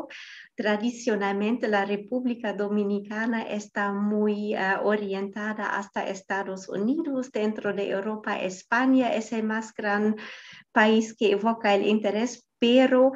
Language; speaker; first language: Spanish; non-native, fluent; German